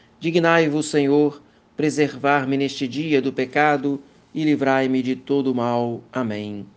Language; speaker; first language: Portuguese; native; Portuguese